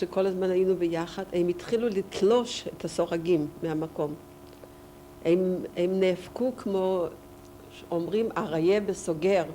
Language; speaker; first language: Hebrew; non-native, fluent; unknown